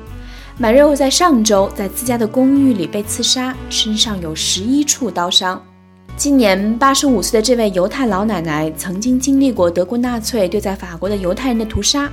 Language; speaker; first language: Chinese; native; Chinese